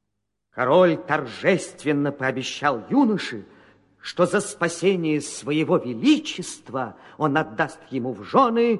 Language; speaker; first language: Russian; native; Russian